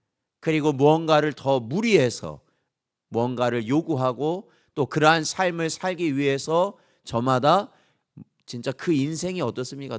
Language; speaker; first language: Korean; native; Korean